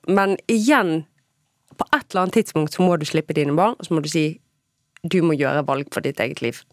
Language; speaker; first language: Norwegian; native; Norwegian